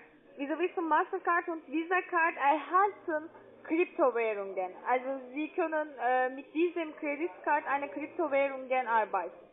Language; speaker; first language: German; non-native, learner; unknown